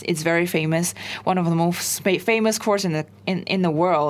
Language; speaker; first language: English; non-native, local second language; Chinese